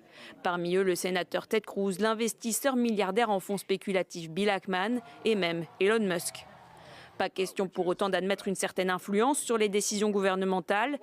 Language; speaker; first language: French; native; French